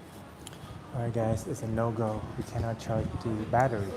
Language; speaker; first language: English; native; English